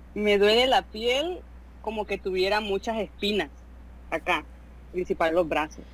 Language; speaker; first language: Spanish; native; Spanish